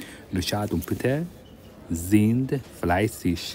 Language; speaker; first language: German; non-native, fluent; Persian